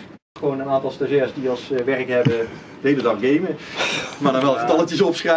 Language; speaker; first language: Dutch; native; Dutch